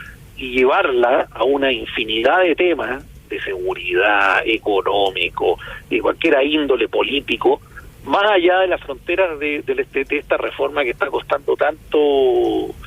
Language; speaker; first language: Spanish; native; Spanish